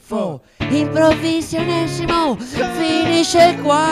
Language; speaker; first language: Italian; native; Italian